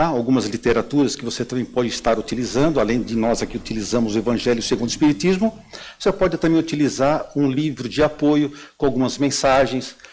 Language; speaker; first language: Portuguese; native; Portuguese